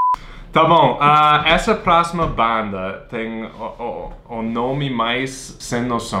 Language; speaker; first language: Portuguese; non-native, fluent; English